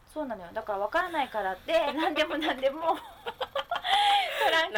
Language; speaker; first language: Japanese; native; Japanese